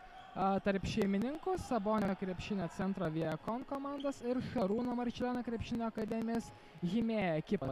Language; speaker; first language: Lithuanian; native; Lithuanian